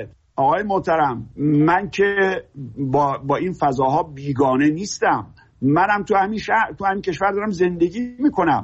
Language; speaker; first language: Persian; native; Persian